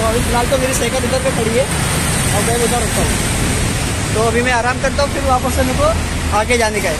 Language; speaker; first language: Hindi; native; Hindi